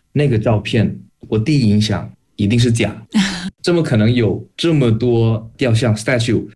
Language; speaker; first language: Chinese; non-native, fluent; Indonesian